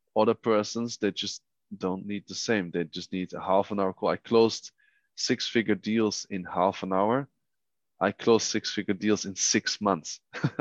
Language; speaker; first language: English; non-native, fluent; Dutch